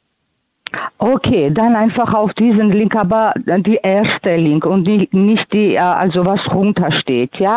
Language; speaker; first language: German; non-native, fluent; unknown